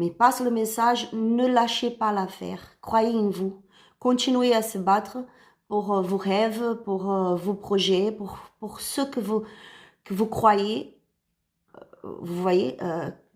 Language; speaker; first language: French; non-native, learner; Spanish